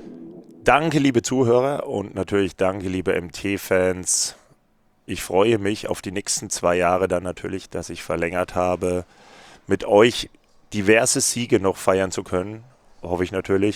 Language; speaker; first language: German; native; German